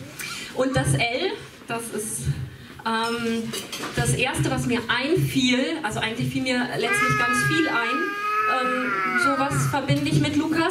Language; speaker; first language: German; native; German